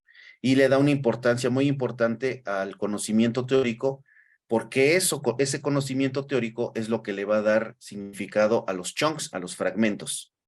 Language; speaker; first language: Spanish; native; Spanish